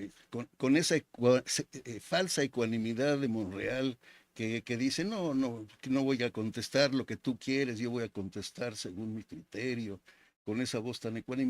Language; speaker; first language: Spanish; native; Spanish